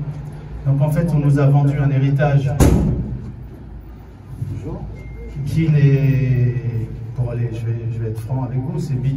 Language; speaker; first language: French; native; French